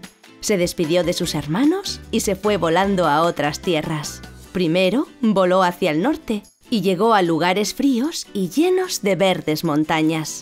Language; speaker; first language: Spanish; native; Spanish